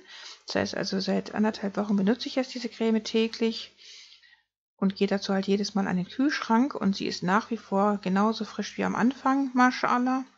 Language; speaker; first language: German; native; German